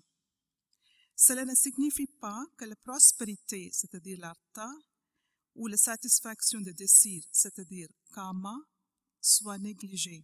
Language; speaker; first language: French; non-native, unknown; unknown